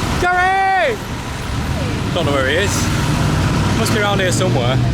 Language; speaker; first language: English; native; English